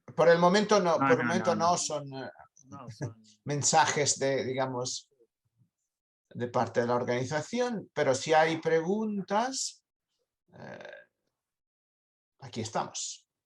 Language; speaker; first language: Spanish; non-native, fluent; Italian